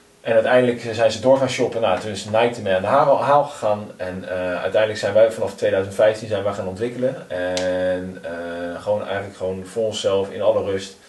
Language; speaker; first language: Dutch; native; Dutch